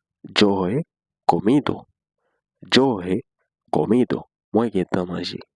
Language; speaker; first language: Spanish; non-native, learner; Haitian Creole